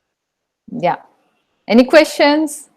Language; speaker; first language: English; non-native, fluent; Japanese